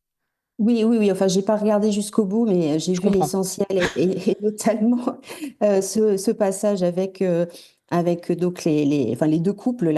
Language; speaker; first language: French; native; French